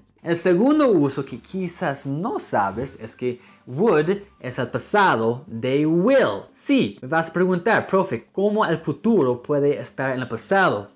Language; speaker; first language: Spanish; non-native, fluent; English